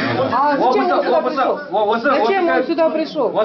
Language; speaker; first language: Russian; non-native, local second language; Kyrgyz